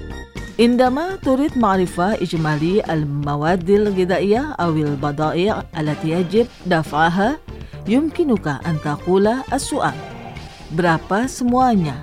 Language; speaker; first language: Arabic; non-native, fluent; Indonesian